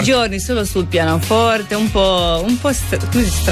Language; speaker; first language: Italian; non-native, learner; Croatian